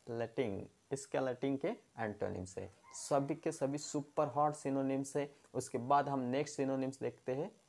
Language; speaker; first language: Hindi; non-native, local second language; Marathi